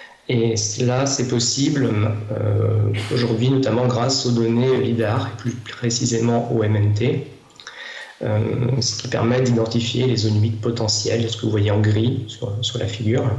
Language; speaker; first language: French; native; French